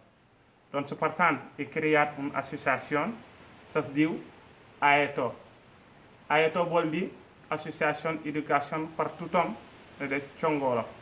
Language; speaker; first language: Catalan; non-native, fluent; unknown